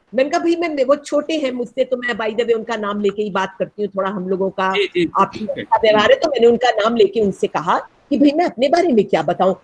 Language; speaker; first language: Hindi; native; Hindi